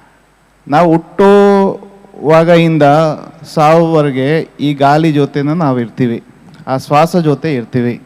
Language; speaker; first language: Kannada; non-native, fluent; Hindi